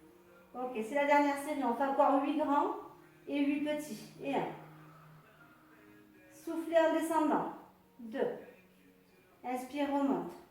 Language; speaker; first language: French; native; French